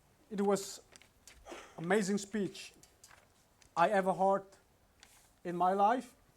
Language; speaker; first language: English; non-native, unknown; Burmese